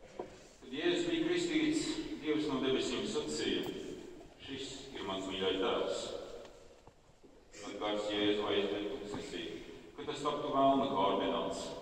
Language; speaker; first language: Latvian; native; Latvian